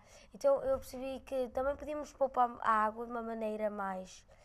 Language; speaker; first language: Portuguese; non-native, local second language; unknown